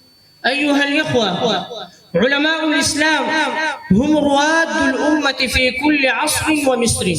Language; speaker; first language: Arabic; non-native, learner; Urdu